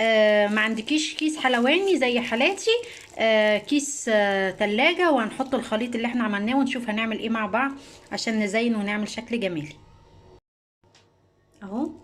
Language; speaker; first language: Arabic; native; Arabic